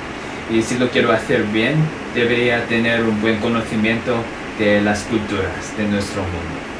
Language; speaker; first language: Spanish; non-native, fluent; English